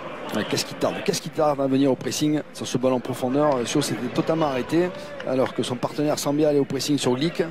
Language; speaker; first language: French; native; French